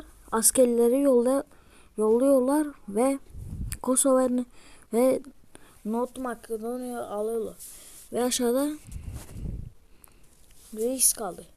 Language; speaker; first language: Turkish; early bilingual, heritage; Turkish